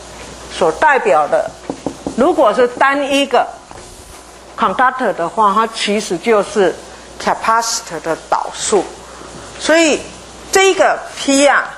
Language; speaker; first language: Chinese; native; Chinese